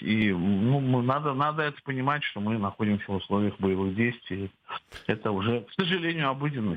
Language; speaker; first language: Russian; native; Russian